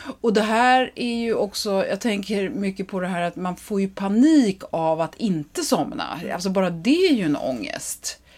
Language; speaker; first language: Swedish; native; Swedish